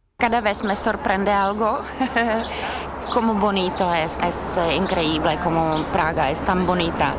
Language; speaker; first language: Spanish; non-native, fluent; Czech